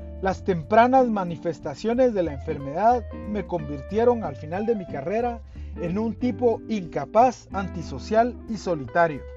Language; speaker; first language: Spanish; native; Spanish